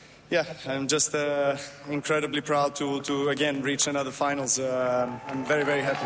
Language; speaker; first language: English; non-native, fluent; Serbian